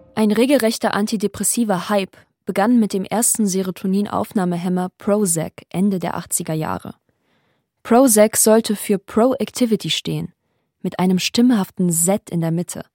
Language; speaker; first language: German; native; German